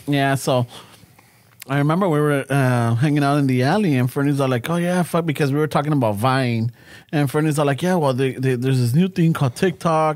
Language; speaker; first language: English; early bilingual, other home language; Spanish